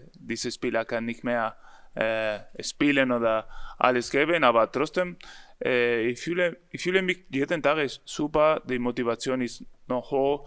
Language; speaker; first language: German; non-native, learner; Spanish